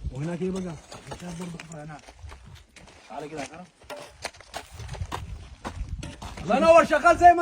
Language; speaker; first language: Arabic; native; Arabic